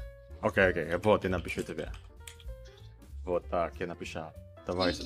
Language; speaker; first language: Russian; non-native, learner; Indonesian